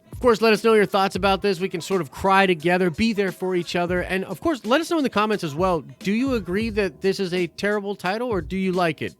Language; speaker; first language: English; native; English